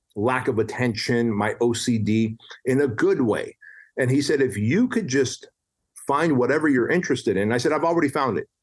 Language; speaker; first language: English; early bilingual, other home language; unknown